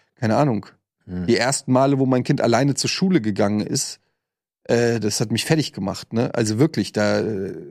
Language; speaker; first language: German; native; German